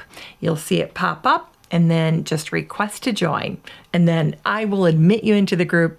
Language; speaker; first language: English; native; English